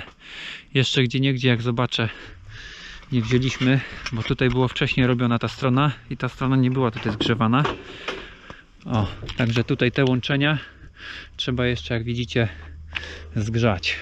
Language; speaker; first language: Polish; native; Polish